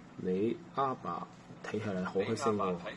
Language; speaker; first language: Cantonese; non-native, learner; Chinese